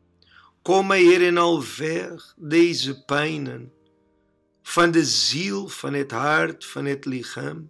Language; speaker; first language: Dutch; non-native, learner; Portuguese